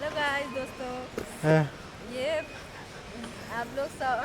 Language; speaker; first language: Hindi; non-native, local second language; Malayalam